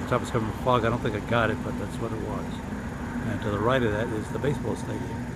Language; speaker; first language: English; native; English